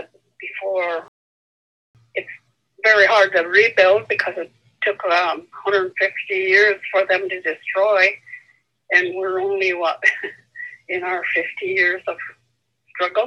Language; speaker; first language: English; non-native, fluent; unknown